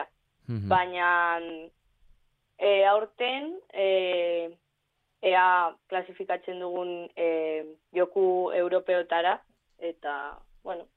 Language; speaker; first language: Basque; non-native, local second language; Spanish